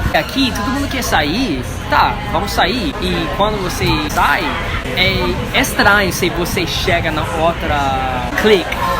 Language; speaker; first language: Portuguese; non-native, learner; English